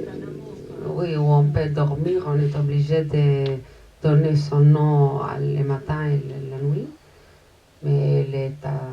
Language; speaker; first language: French; non-native, fluent; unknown